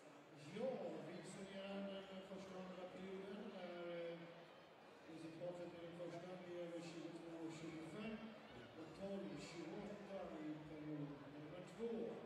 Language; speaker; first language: Swedish; native; Swedish